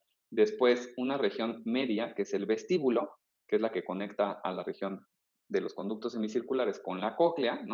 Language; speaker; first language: Spanish; native; Spanish